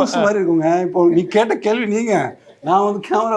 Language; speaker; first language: Tamil; native; Tamil